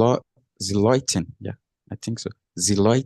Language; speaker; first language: German; non-native, learner; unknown